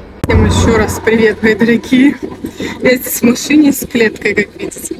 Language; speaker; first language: Russian; native; Russian